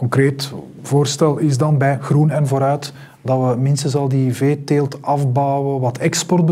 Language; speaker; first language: Dutch; native; Dutch